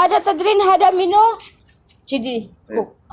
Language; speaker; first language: Arabic; non-native, learner; Cebuano